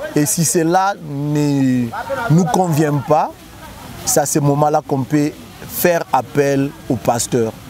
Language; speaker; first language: French; non-native, local second language; Lingala